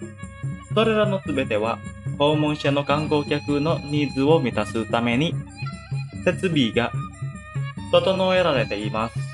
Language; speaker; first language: Japanese; non-native, fluent; Indonesian